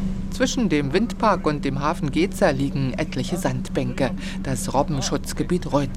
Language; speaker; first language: German; native; German